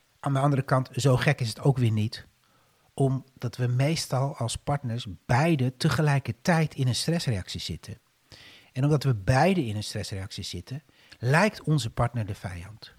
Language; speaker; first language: Dutch; native; Dutch